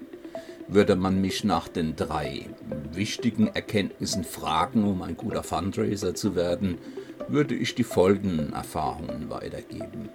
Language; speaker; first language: German; native; German